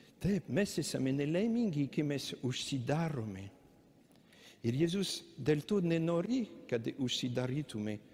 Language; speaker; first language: Lithuanian; non-native, fluent; French